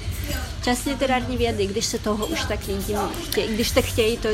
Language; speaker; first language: Czech; non-native, fluent; Ukrainian